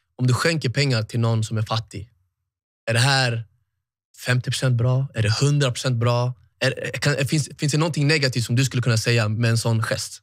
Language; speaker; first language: Swedish; early bilingual, other home language; Tigrinya